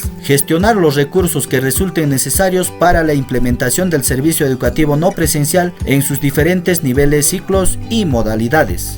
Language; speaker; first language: Spanish; native; Spanish